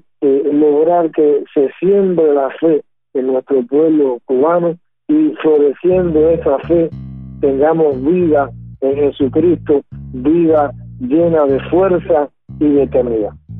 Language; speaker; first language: Spanish; native; Spanish